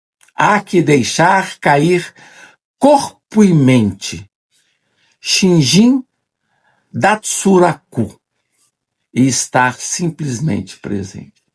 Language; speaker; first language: Portuguese; native; Portuguese